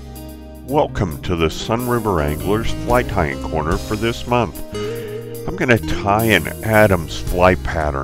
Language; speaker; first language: English; native; English